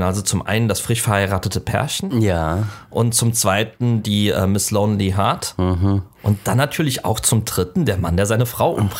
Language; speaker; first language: German; native; German